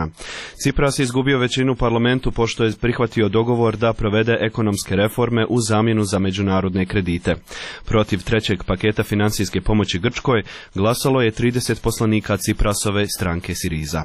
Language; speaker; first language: Croatian; native; Croatian